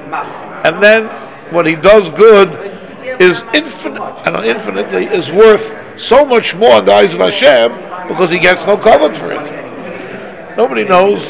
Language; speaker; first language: English; native; English